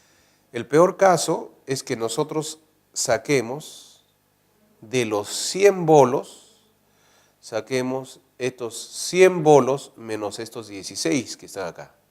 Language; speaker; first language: Spanish; native; Spanish